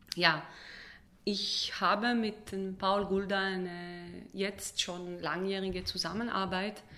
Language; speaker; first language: German; non-native, fluent; Hebrew